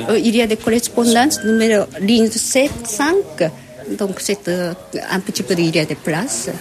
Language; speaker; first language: French; non-native, learner; Japanese